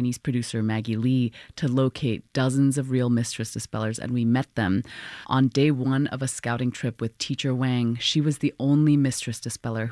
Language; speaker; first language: English; non-native, local second language; Cantonese